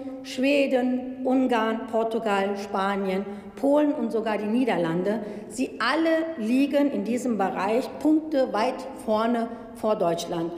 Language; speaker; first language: German; early bilingual, other home language; Turkish